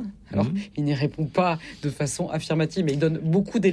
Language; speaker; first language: French; native; French